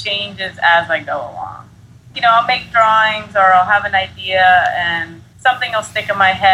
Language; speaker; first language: English; native; English